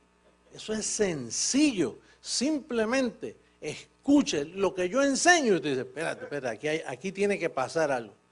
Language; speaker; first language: Spanish; native; Spanish